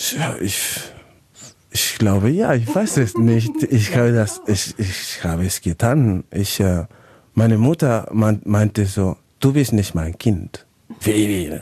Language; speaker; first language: German; non-native, fluent; Spanish